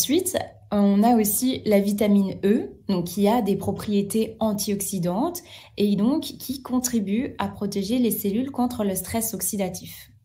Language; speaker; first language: French; native; French